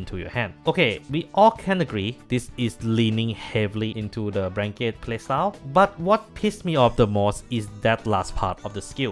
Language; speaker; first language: English; non-native, fluent; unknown